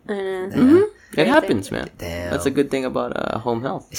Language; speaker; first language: English; non-native, local second language; Filipino